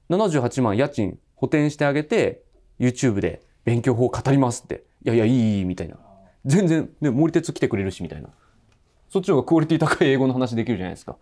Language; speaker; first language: Japanese; native; Japanese